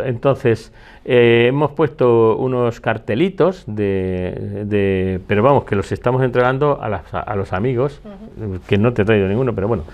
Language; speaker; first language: Spanish; native; Spanish